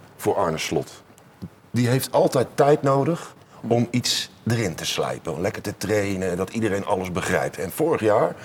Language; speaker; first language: Dutch; native; Dutch